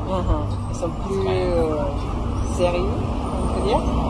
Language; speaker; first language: French; non-native, fluent; Japanese